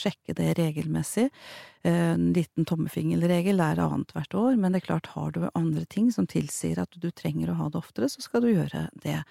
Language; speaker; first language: Norwegian; native; Norwegian